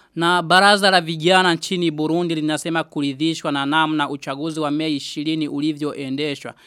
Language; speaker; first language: Swahili; non-native, local second language; Rundi